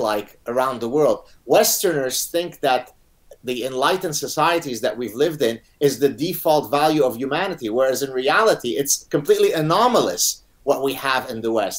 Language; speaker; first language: English; non-native, fluent; Arabic